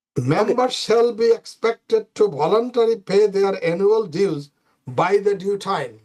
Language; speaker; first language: English; non-native, fluent; Bangla